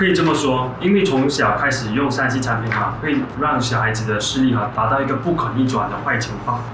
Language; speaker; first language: Chinese; native; Chinese